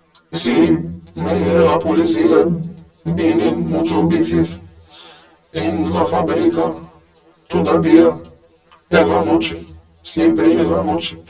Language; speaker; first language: Spanish; non-native, learner; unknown